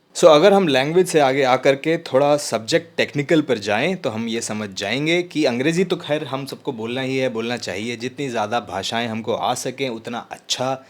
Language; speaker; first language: Hindi; native; Hindi